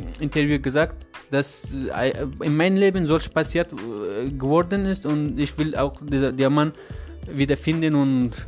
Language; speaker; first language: German; non-native, learner; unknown